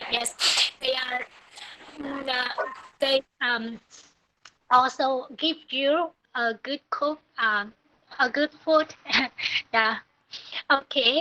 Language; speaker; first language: English; non-native, learner; Vietnamese